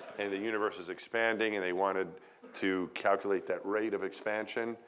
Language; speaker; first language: English; native; English